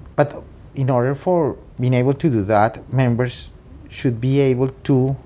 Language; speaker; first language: English; non-native, fluent; Spanish